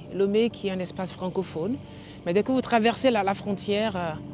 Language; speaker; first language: French; non-native, local second language; Ewe